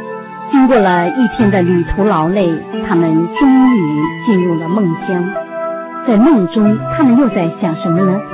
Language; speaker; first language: Chinese; native; Chinese